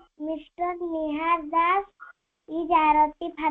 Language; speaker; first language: English; non-native, learner; Odia